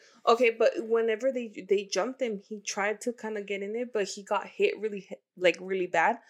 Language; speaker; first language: English; early bilingual, other home language; Spanish